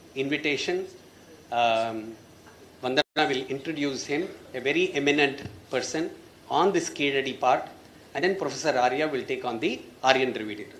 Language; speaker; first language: English; non-native, local second language; Tamil